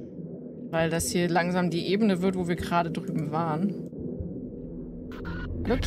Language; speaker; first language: German; native; German